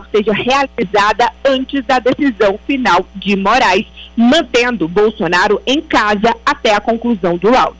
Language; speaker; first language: Portuguese; native; Portuguese